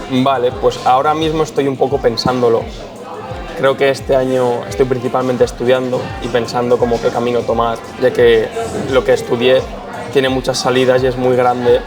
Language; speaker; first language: Spanish; native; Spanish